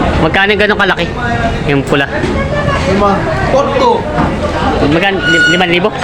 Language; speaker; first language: Filipino; native; Filipino